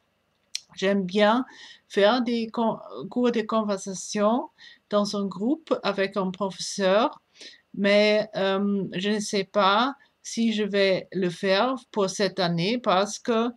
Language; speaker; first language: French; non-native, fluent; German